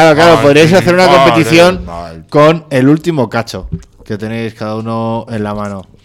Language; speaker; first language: Spanish; native; Spanish